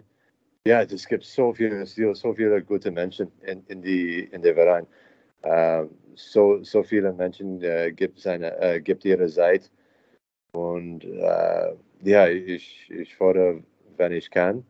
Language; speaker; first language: German; non-native, learner; English